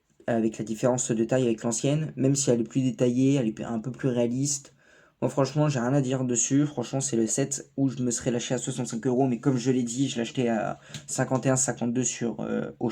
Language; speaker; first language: French; native; French